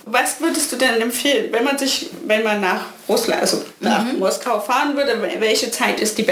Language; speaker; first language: German; native; German